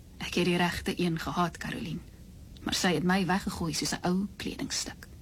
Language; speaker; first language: Afrikaans; native; Afrikaans